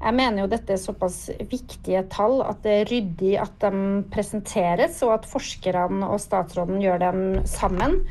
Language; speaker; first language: Norwegian; native; Norwegian